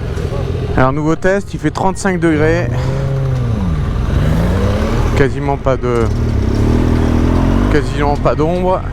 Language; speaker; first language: French; native; French